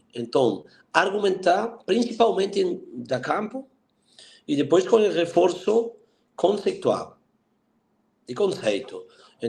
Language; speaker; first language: Portuguese; non-native, fluent; Spanish